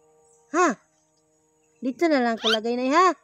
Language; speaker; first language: Filipino; non-native, local second language; Cebuano